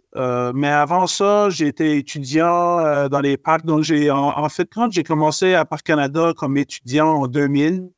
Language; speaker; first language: French; native; French